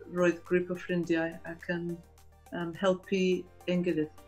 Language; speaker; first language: Welsh; non-native, fluent; English